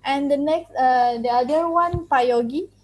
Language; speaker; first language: English; non-native, learner; Indonesian